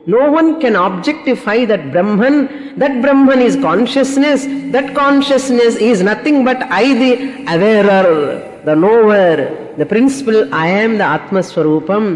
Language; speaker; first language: English; non-native, local second language; Telugu